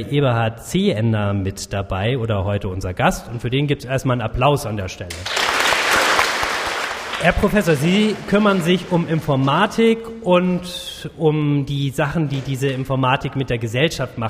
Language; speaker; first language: German; native; German